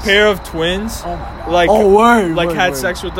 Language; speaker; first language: English; non-native, fluent; Portuguese